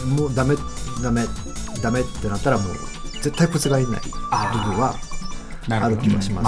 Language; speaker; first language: Japanese; native; Japanese